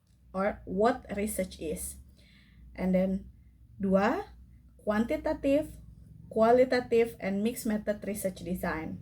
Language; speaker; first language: English; non-native, fluent; Indonesian